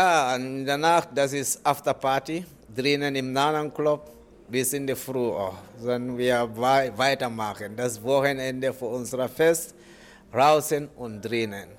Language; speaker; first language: German; non-native, learner; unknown